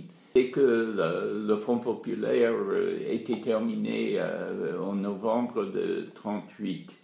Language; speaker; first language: French; non-native, fluent; English